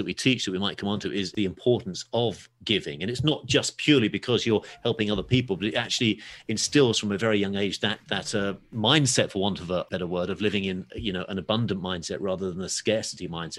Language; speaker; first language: English; native; English